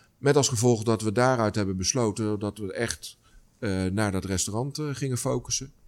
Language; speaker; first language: Dutch; native; Dutch